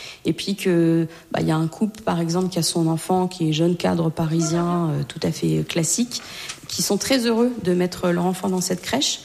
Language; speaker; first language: French; native; French